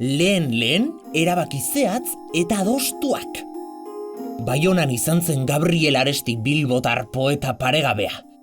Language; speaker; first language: Basque; native; Basque